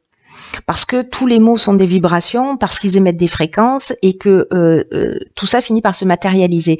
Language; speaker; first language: French; native; French